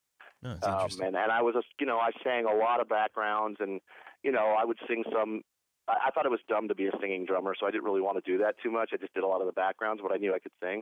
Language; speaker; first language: English; native; English